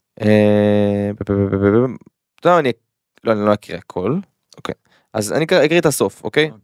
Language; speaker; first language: Hebrew; native; Hebrew